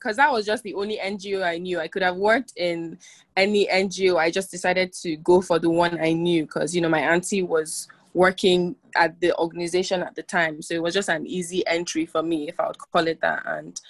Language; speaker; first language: English; non-native, local second language; Igbo